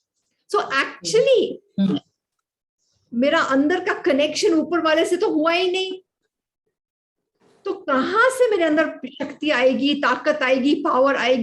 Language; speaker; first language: Hindi; native; Hindi